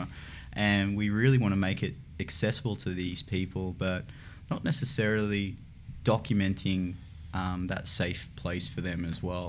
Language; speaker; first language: English; native; English